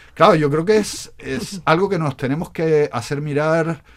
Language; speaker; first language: Spanish; native; Spanish